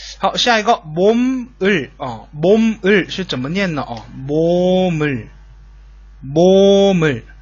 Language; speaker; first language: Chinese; non-native, fluent; Korean